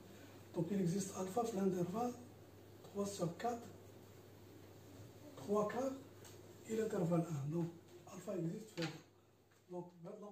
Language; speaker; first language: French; non-native, local second language; Arabic